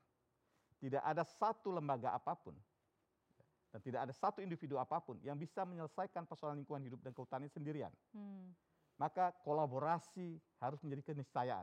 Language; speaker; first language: Indonesian; native; Indonesian